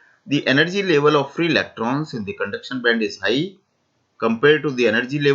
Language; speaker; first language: English; non-native, local second language; Hindi